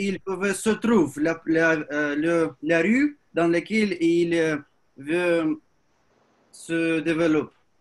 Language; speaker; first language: French; non-native, learner; Russian